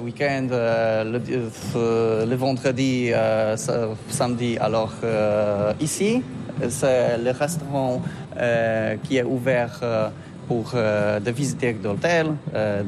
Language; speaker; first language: French; non-native, learner; Polish